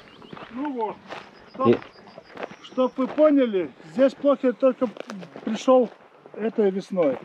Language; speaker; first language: Russian; non-native, fluent; Latvian